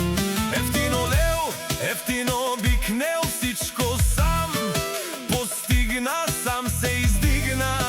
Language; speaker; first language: Bulgarian; non-native, local second language; Romany